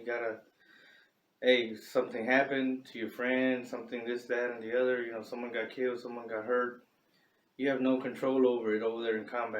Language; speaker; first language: English; native; English